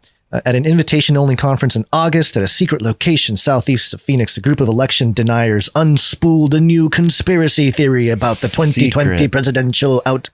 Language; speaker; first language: English; native; English